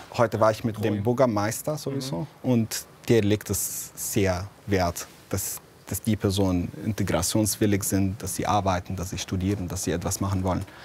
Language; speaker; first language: German; non-native, fluent; Arabic